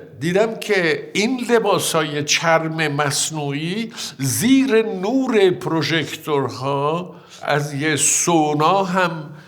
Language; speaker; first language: Persian; native; Persian